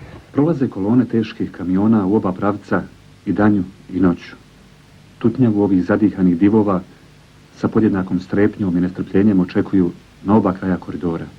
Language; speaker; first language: Bosnian; native; Bosnian